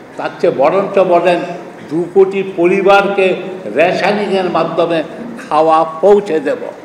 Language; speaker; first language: Bangla; native; Bangla